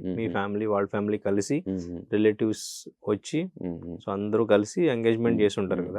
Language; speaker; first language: Telugu; native; Telugu